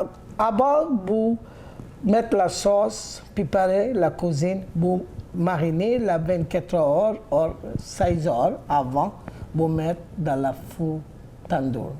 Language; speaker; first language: French; non-native, learner; Bangla